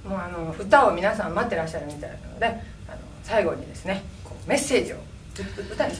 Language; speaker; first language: Japanese; native; Japanese